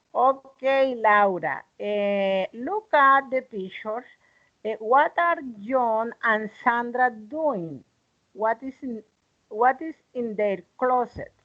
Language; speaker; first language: English; non-native, learner; Spanish